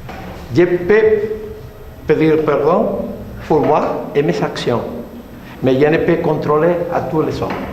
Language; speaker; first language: French; non-native, learner; Spanish